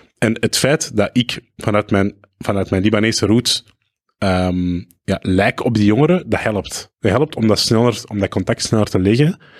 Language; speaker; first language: Dutch; early bilingual, other home language; Arabic